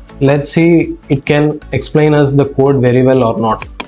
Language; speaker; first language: English; non-native, local second language; Telugu